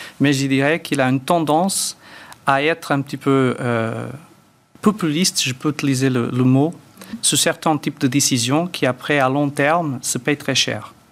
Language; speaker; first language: French; early bilingual, other home language; Portuguese